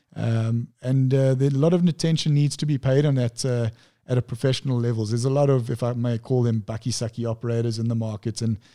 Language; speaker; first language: English; native; English